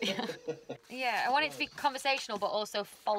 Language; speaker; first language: English; native; English